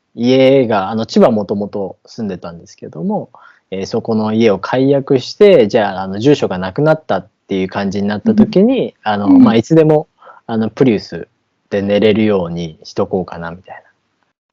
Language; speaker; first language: Japanese; native; Japanese